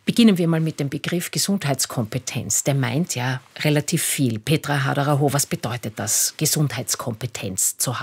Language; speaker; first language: German; native; German